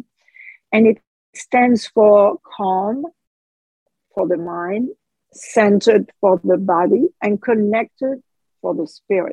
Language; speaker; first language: English; non-native, fluent; French